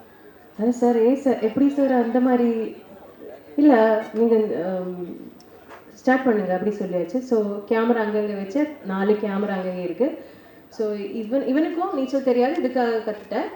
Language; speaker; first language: Tamil; non-native, learner; Malayalam